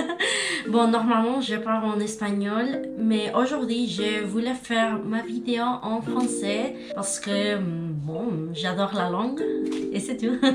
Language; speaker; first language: French; non-native, learner; Spanish